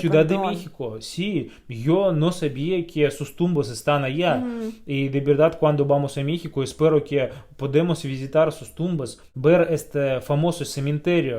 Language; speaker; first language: Spanish; non-native, fluent; Russian